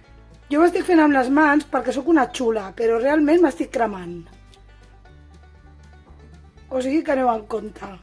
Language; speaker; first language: Catalan; native; Catalan